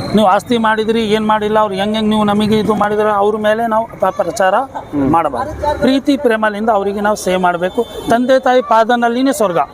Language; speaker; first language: Kannada; non-native, local second language; Urdu